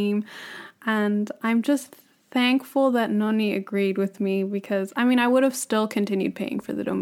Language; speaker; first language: English; non-native, local second language; Cantonese